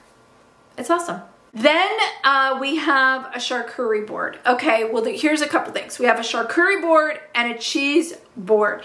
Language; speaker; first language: English; native; English